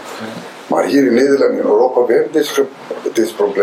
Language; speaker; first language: Dutch; non-native, fluent; Somali